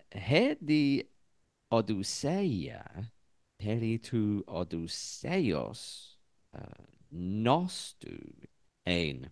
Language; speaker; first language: Greek; non-native, learner; English